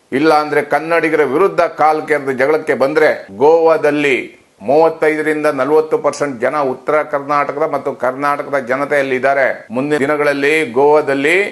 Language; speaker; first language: Kannada; native; Kannada